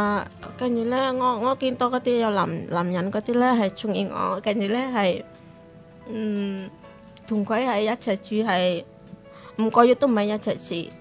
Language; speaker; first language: Chinese; non-native, learner; Indonesian